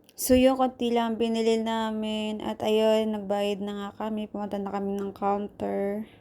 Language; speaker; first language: Filipino; native; Filipino